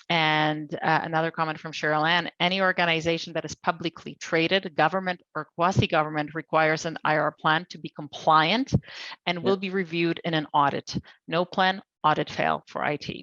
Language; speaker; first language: English; non-native, fluent; Polish